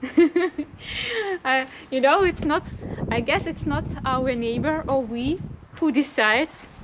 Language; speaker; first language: English; non-native, fluent; Russian